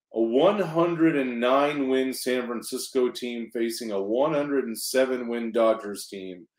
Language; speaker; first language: English; native; English